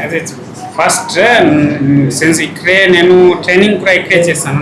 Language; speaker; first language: Telugu; non-native, fluent; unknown